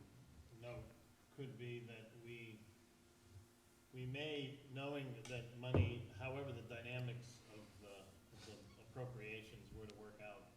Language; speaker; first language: English; native; English